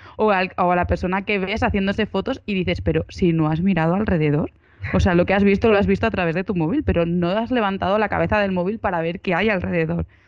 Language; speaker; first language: Spanish; native; Spanish